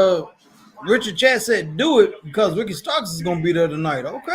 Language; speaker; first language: English; native; English